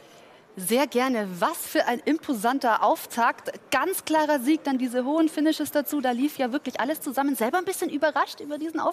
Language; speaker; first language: German; native; German